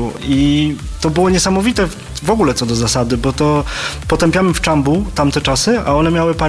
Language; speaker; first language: Polish; native; Polish